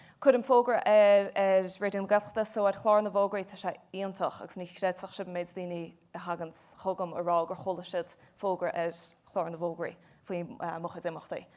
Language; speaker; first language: Irish; native; Irish